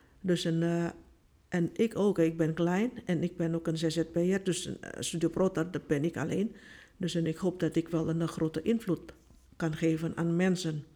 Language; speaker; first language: Dutch; non-native, fluent; Indonesian